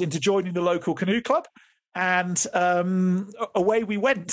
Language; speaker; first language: English; native; English